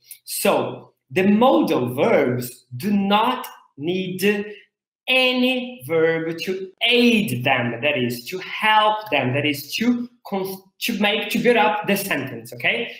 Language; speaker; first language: English; non-native, fluent; Portuguese